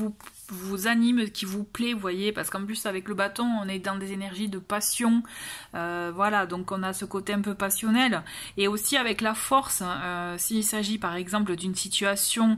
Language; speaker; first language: French; native; French